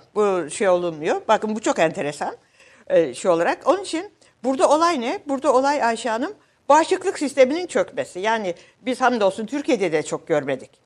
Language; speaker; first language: Turkish; native; Turkish